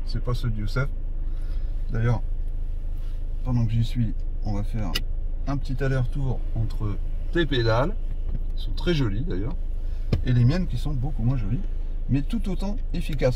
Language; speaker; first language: French; native; French